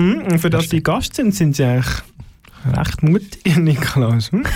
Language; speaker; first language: German; native; German